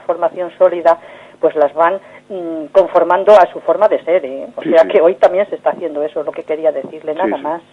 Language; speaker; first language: Spanish; native; Spanish